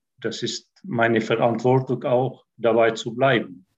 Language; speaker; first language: German; non-native, fluent; Arabic